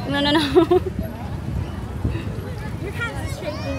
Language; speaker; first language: English; non-native, local second language; Cebuano